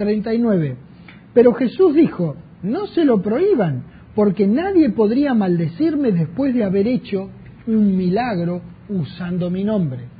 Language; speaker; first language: Spanish; native; Spanish